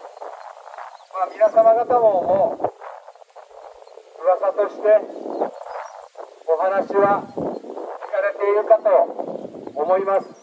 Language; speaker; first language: Japanese; native; Japanese